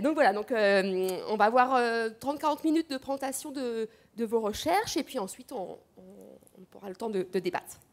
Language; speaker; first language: French; native; French